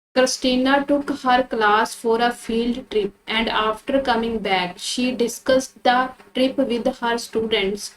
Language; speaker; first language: English; non-native, local second language; Punjabi